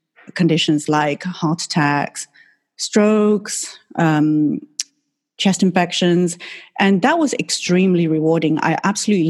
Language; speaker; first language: English; non-native, fluent; Chinese